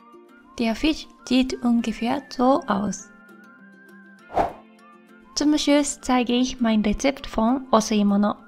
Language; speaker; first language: German; non-native, fluent; Japanese